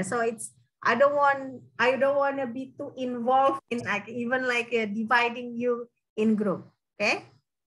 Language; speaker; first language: English; non-native, fluent; Indonesian